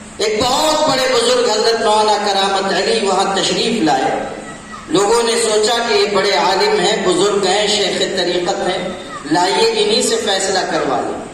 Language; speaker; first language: Urdu; native; Urdu